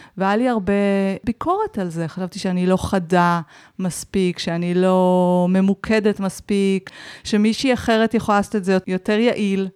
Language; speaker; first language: Hebrew; native; Hebrew